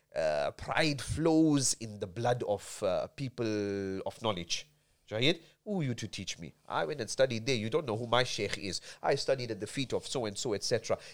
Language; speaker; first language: English; native; English